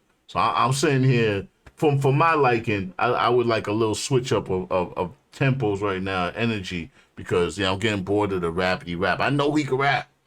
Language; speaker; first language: English; native; English